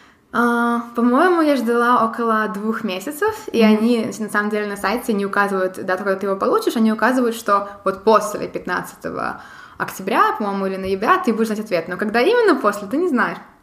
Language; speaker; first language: Russian; native; Russian